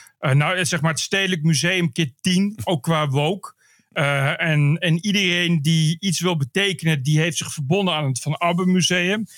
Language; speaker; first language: Dutch; native; Dutch